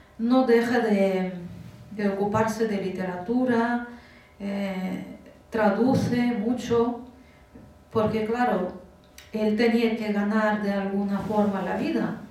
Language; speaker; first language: Spanish; non-native, fluent; Russian